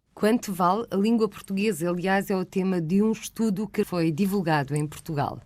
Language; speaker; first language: Portuguese; native; Portuguese